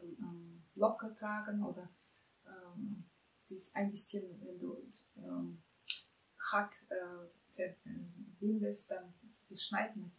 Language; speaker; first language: German; non-native, fluent; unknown